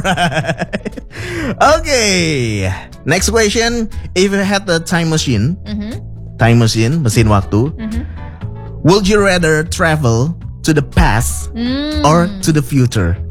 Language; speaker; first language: English; non-native, fluent; Indonesian